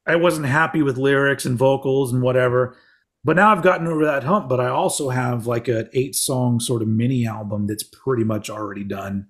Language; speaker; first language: English; native; English